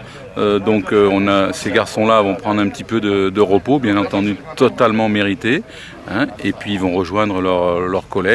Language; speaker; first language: French; non-native, local second language; Lingala